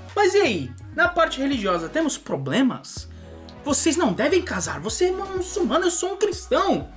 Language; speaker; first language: Portuguese; native; Portuguese